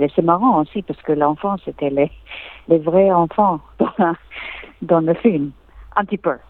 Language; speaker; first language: French; non-native, learner; English